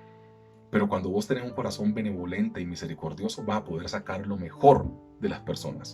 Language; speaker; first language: Spanish; native; Spanish